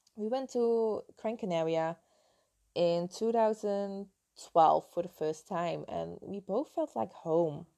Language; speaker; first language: English; non-native, fluent; Dutch